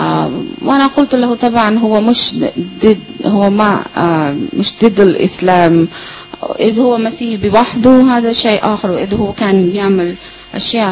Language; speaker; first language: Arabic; non-native, learner; English